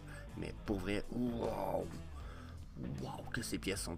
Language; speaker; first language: French; native; French